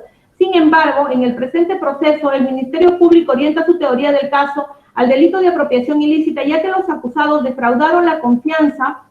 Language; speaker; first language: Spanish; native; Spanish